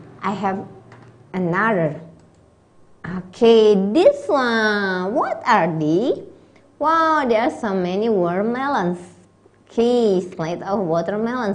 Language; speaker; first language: English; non-native, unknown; Indonesian